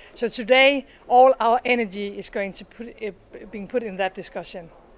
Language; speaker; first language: English; non-native, fluent; Danish